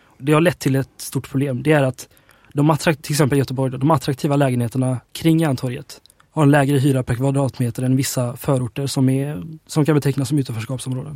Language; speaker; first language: Swedish; early bilingual, other home language; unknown